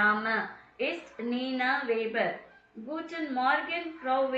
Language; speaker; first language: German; non-native, fluent; Tamil